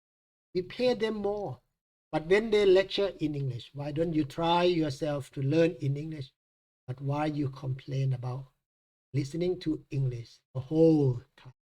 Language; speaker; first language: English; non-native, fluent; Thai